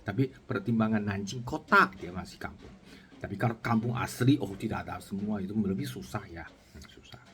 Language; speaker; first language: Indonesian; non-native, learner; Chinese